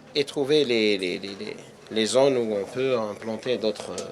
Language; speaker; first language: French; non-native, local second language; Arabic